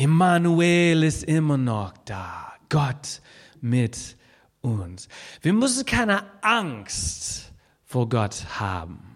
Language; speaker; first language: German; non-native, fluent; English